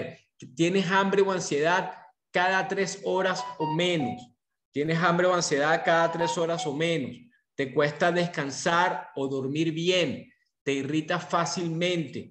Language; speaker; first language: Spanish; native; Spanish